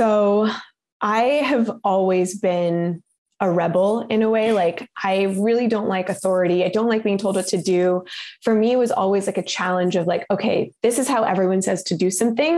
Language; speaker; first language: English; native; English